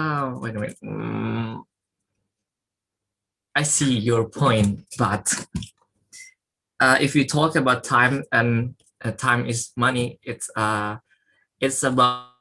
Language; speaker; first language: English; non-native, learner; Indonesian